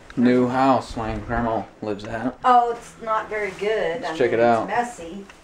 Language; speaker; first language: English; native; English